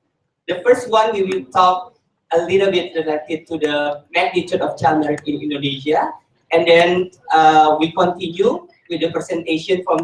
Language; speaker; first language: English; non-native, learner; Indonesian